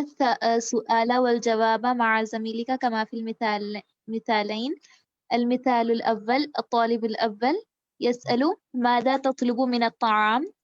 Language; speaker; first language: Arabic; non-native, learner; Urdu